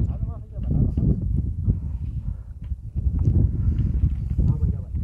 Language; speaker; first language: Arabic; non-native, learner; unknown